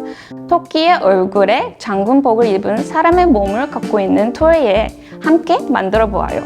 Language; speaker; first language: Korean; non-native, fluent; Chinese